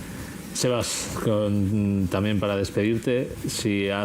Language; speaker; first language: Spanish; native; Spanish